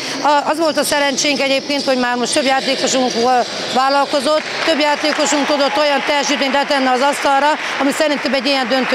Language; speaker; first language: Hungarian; native; Hungarian